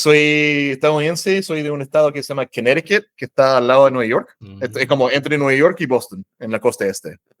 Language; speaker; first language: Spanish; non-native, fluent; English